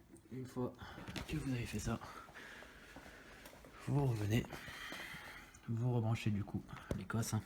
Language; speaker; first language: French; native; French